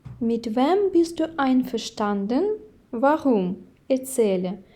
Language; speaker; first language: German; non-native, fluent; Ukrainian